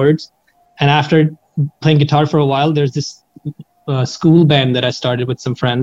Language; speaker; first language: English; non-native, local second language; Hindi